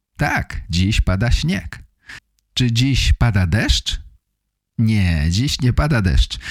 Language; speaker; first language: Polish; native; Polish